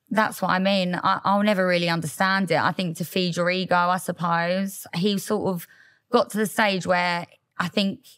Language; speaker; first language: English; native; English